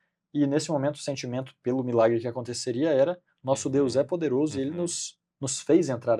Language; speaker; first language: Portuguese; native; Portuguese